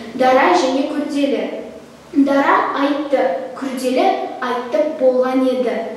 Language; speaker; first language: Kazakh; non-native, local second language; Russian